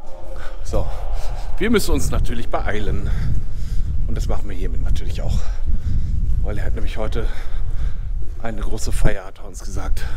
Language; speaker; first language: German; native; German